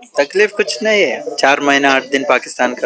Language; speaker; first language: Hindi; non-native, local second language; Malayalam